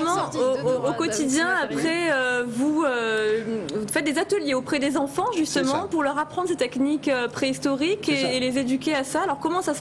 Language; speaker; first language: French; native; French